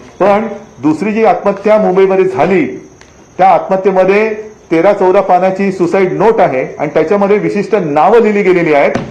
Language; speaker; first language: Marathi; native; Marathi